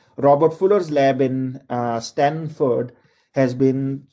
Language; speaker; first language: English; non-native, local second language; Urdu